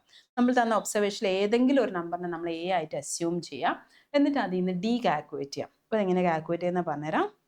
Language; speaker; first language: Malayalam; native; Malayalam